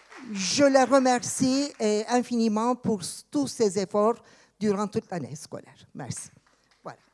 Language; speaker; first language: French; non-native, fluent; Turkish